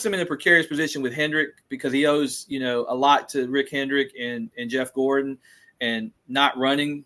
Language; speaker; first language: English; native; English